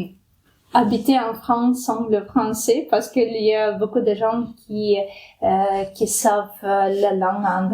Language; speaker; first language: French; non-native, fluent; Ukrainian